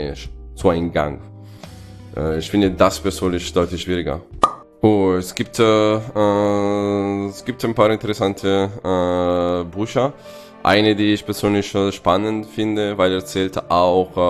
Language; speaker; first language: German; non-native, fluent; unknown